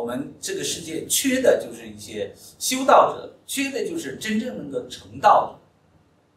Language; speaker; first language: Chinese; native; Chinese